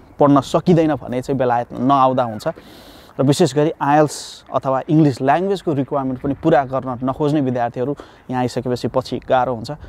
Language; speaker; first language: Nepali; native; Nepali